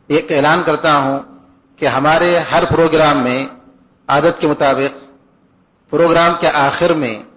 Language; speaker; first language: Urdu; native; Urdu